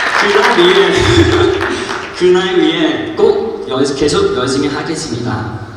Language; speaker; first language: Korean; non-native, learner; Cantonese